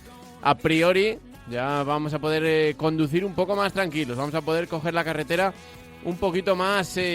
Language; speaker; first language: Spanish; native; Spanish